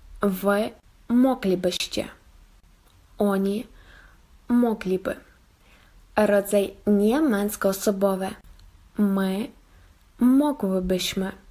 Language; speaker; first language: Polish; non-native, fluent; Ukrainian